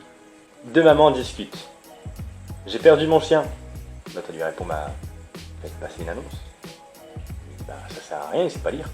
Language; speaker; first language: French; native; French